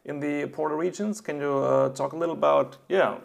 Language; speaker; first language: English; non-native, fluent; German